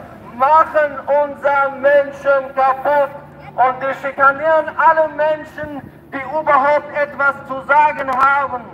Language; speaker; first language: German; non-native, fluent; Tajik